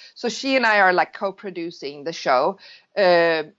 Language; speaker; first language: English; non-native, fluent; Swedish